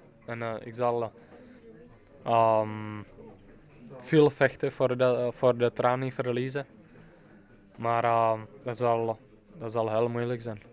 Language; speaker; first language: Dutch; non-native, fluent; Czech